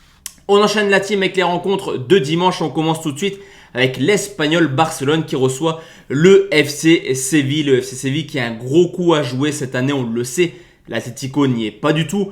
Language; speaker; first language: French; native; French